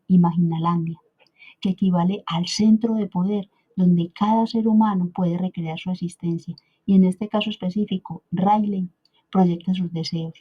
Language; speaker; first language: Spanish; native; Spanish